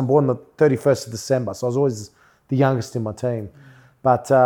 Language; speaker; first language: English; native; English